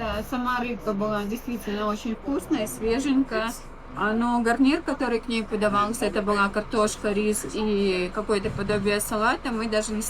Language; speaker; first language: Russian; native; Russian